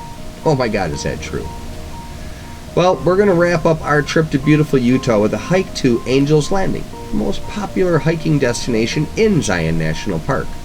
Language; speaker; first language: English; native; English